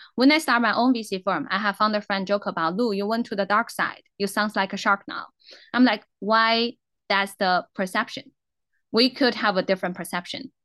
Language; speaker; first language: English; non-native, fluent; Chinese